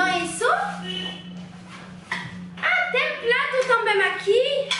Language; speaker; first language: Portuguese; non-native, learner; French